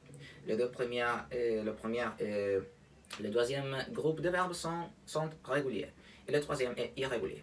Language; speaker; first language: French; non-native, learner; Spanish